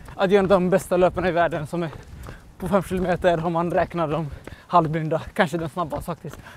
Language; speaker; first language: Swedish; early bilingual, other home language; Somali